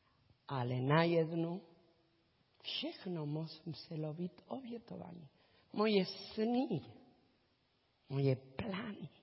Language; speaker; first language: Czech; non-native, learner; Spanish